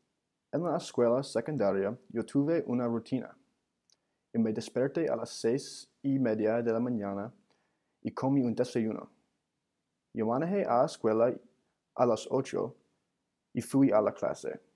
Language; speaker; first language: Spanish; non-native, learner; English